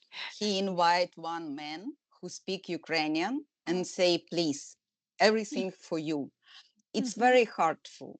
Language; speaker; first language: English; non-native, learner; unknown